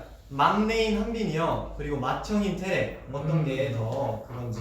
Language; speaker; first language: Korean; native; Korean